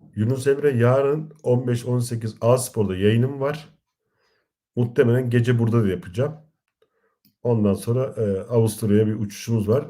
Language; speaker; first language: Turkish; native; Turkish